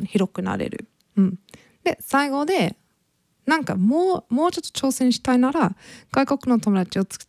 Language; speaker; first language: Japanese; non-native, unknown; English